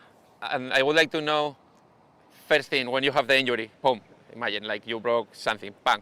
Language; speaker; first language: English; non-native, fluent; Spanish